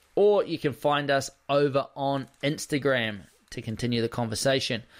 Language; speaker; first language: English; native; English